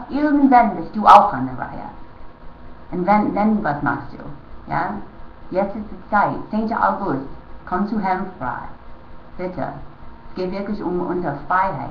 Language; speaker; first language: German; non-native, fluent; English